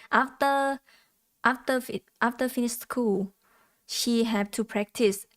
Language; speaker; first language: English; non-native, learner; Thai